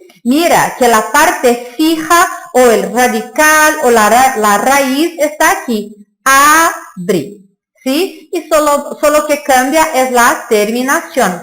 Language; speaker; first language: Spanish; non-native, fluent; Portuguese